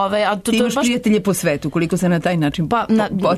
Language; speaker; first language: Serbian; native; Serbian